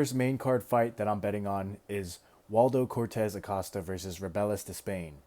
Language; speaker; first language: English; native; English